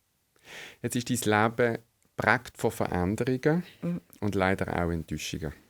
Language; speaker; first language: German; native; German